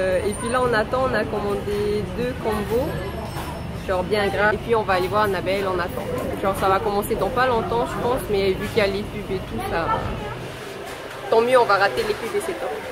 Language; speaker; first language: French; native; French